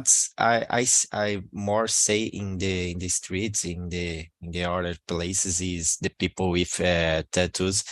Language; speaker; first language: English; non-native, learner; Portuguese